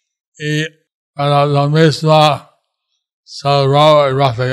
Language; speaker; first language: Spanish; non-native, learner; English